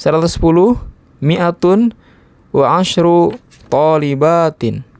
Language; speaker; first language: Arabic; non-native, learner; Indonesian